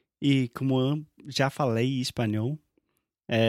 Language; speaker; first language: Portuguese; non-native, fluent; English